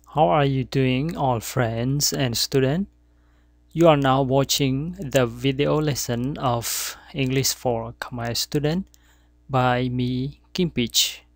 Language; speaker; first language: English; non-native, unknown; Khmer